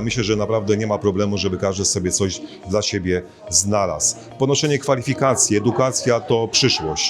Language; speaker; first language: Polish; native; Polish